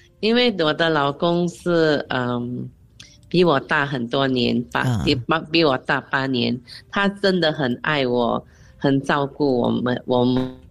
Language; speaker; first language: Chinese; non-native, local second language; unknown